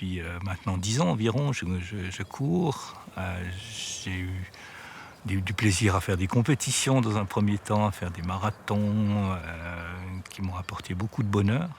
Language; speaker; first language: French; native; French